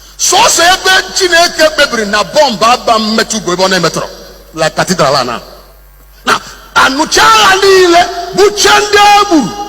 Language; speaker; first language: Igbo; non-native, local second language; Bini